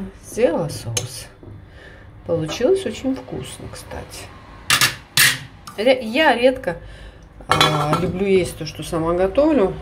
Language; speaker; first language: Russian; native; Russian